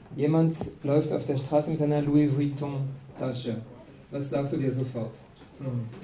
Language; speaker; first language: German; non-native, fluent; French